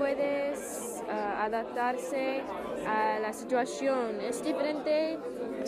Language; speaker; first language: Spanish; non-native, fluent; English